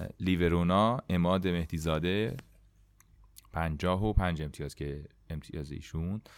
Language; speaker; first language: Persian; native; Persian